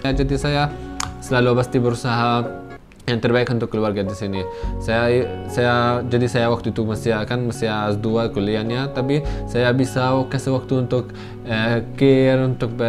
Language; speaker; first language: Indonesian; non-native, fluent; Arabic